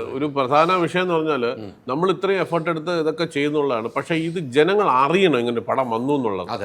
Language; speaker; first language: Malayalam; native; Malayalam